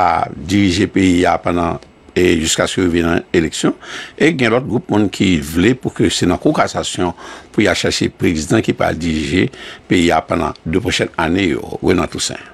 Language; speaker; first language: French; early bilingual, heritage; Haitian Creole